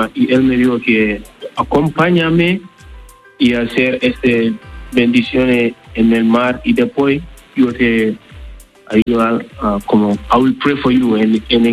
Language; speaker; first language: Spanish; non-native, learner; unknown